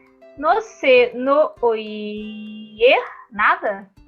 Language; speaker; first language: Spanish; non-native, learner; Portuguese